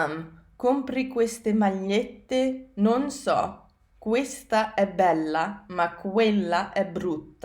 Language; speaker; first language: Italian; non-native, fluent; English